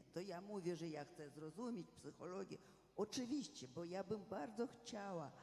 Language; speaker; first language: Polish; non-native, fluent; Russian